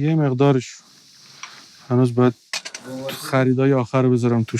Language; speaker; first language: Persian; native; Persian